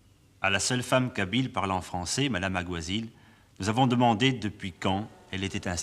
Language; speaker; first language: French; native; French